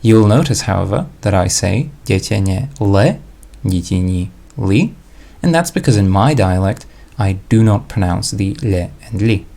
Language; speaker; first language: English; non-native, fluent; Slovak